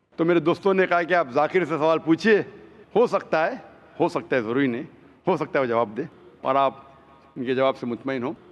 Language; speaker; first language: Hindi; non-native, local second language; Konkani